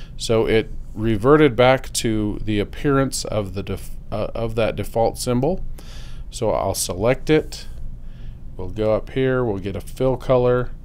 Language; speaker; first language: English; native; English